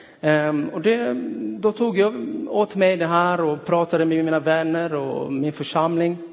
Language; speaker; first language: Swedish; non-native, fluent; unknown